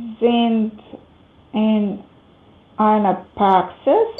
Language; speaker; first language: German; non-native, learner; Macedonian